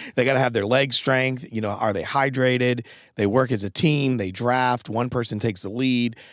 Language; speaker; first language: English; native; English